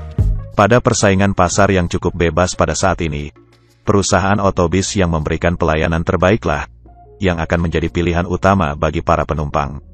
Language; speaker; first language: Indonesian; native; Indonesian